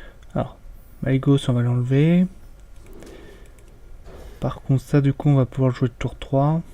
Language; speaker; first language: French; native; French